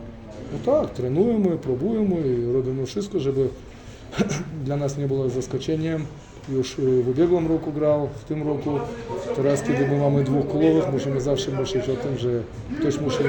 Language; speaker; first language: Polish; non-native, fluent; Russian